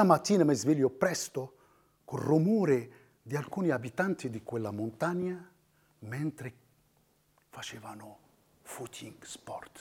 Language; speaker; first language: Italian; non-native, fluent; Riffian